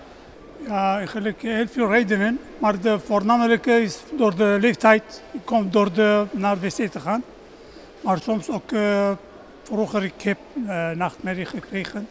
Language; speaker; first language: Dutch; non-native, learner; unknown